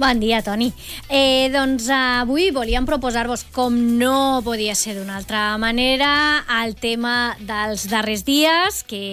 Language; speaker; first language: Catalan; native; Catalan